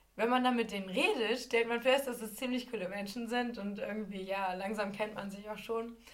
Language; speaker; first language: German; native; German